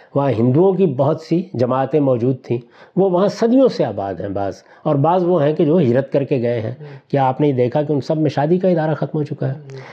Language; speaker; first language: Urdu; non-native, local second language; Punjabi